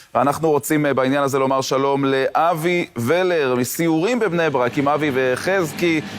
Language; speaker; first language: Hebrew; native; Hebrew